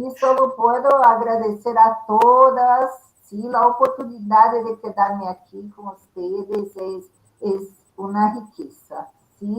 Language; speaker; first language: Spanish; non-native, learner; Portuguese